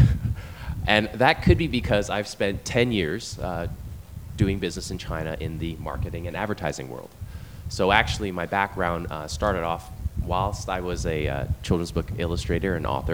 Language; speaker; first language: English; non-native, fluent; Chinese